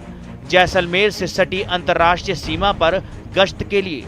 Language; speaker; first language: Hindi; native; Hindi